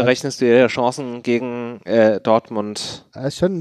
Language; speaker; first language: German; native; German